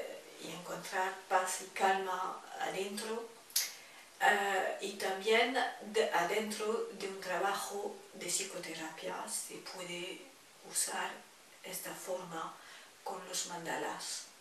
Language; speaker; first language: Spanish; non-native, fluent; French